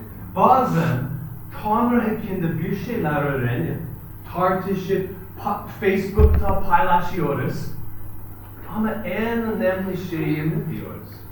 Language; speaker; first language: Turkish; non-native, fluent; English